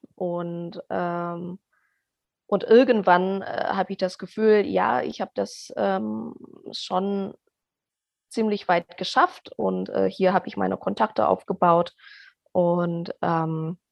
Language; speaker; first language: German; non-native, fluent; Indonesian